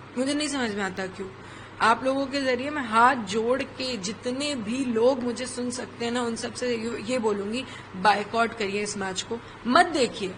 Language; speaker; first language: Hindi; native; Hindi